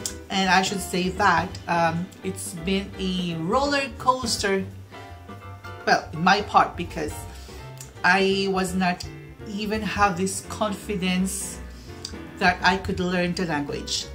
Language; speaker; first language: English; non-native, local second language; Filipino